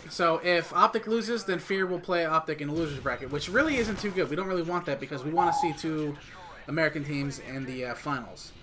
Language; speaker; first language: English; native; English